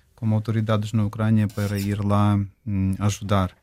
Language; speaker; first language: Portuguese; non-native, fluent; Ukrainian